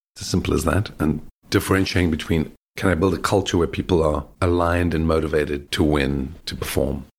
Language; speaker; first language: English; native; English